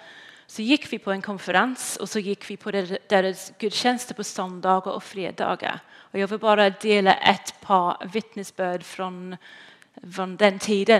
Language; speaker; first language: Swedish; non-native, fluent; English